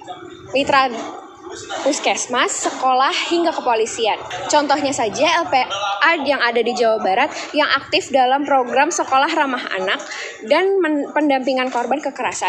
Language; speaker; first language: Indonesian; native; Indonesian